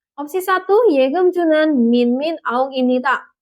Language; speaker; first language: Korean; non-native, fluent; Indonesian